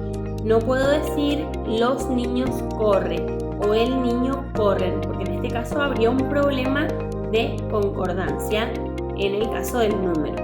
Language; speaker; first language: Spanish; native; Spanish